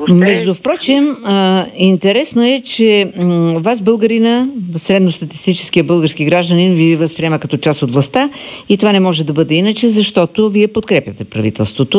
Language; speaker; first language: Bulgarian; native; Bulgarian